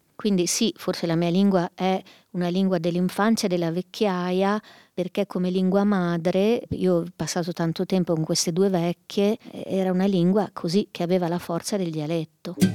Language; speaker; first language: Italian; native; Italian